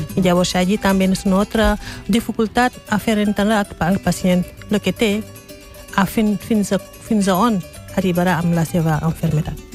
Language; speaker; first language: Catalan; non-native, learner; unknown